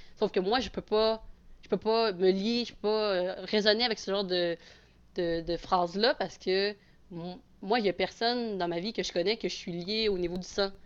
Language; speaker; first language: French; native; French